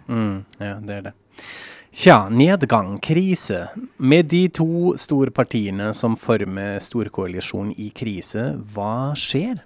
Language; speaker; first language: Norwegian; non-native, fluent; German